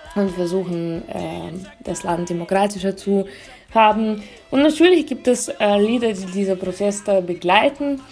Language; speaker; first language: German; non-native, fluent; Russian